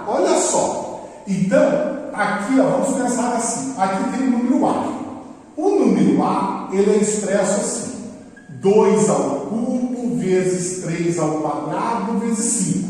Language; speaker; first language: Portuguese; native; Portuguese